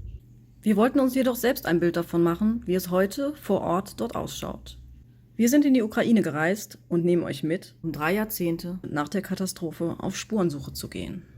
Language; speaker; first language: German; native; German